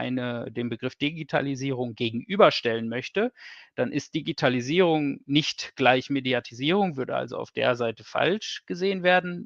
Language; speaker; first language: German; native; German